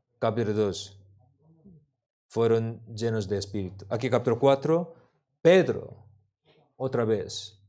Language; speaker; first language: Spanish; non-native, learner; Korean